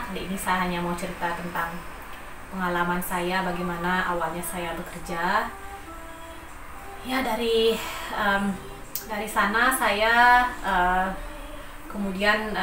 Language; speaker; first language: Indonesian; non-native, local second language; Balinese